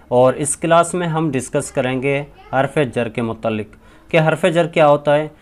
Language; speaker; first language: Urdu; non-native, local second language; Sindhi